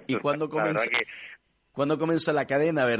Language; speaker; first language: Spanish; native; Spanish